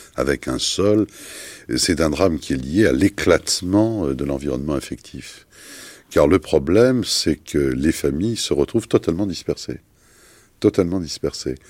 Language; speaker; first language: French; native; French